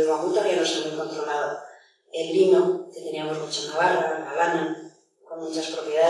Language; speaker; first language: Spanish; native; Spanish